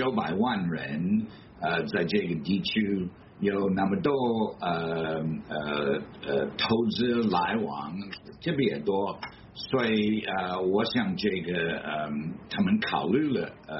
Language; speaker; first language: Chinese; non-native, fluent; English